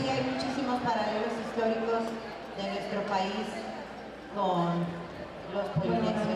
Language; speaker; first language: Spanish; native; Spanish